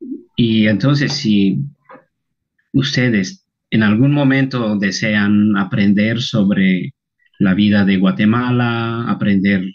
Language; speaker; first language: Spanish; non-native, local second language; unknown